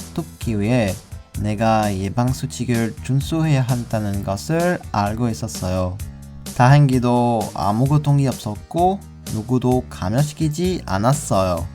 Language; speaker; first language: Korean; non-native, learner; French